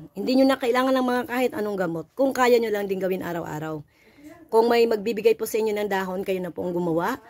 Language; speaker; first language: Filipino; non-native, local second language; Cebuano